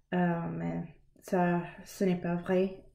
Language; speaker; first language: French; non-native, learner; English